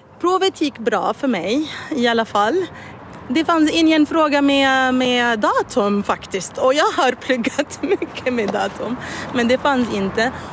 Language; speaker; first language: Swedish; non-native, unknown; Arabic